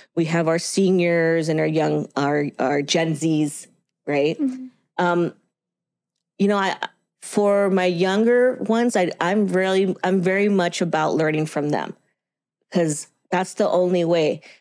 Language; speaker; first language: English; early bilingual, other home language; Spanish